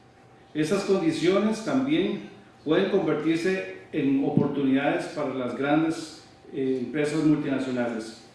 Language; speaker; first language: Spanish; native; Spanish